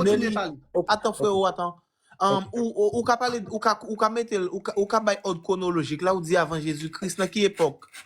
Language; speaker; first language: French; non-native, local second language; Haitian Creole